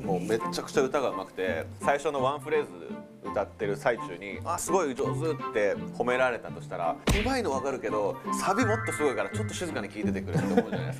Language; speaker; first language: Japanese; native; Japanese